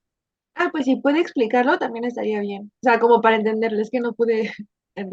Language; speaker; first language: Spanish; native; Spanish